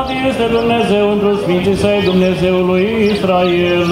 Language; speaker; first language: Romanian; native; Romanian